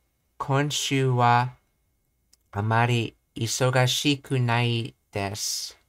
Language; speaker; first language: Japanese; non-native, learner; English